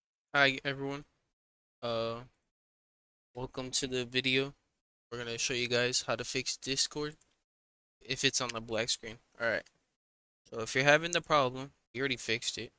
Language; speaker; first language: English; native; English